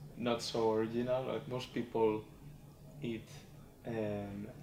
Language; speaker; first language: English; non-native, fluent; Spanish